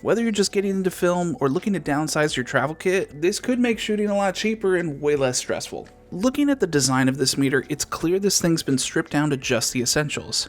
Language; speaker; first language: English; native; English